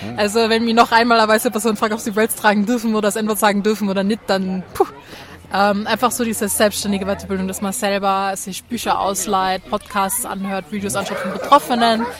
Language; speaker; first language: German; native; German